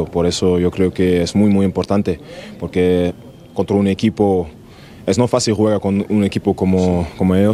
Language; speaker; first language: Spanish; non-native, learner; German